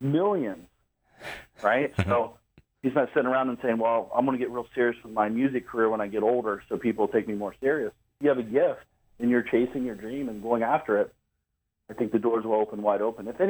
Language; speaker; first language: English; native; English